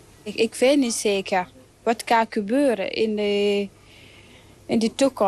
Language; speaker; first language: Dutch; non-native, learner; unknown